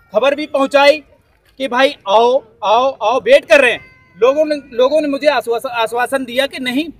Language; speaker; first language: Hindi; native; Hindi